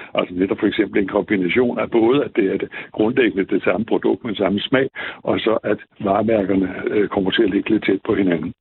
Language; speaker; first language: Danish; native; Danish